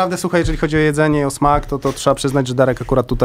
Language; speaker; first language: Polish; native; Polish